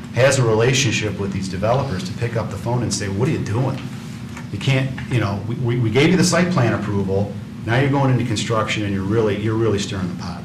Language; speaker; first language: English; native; English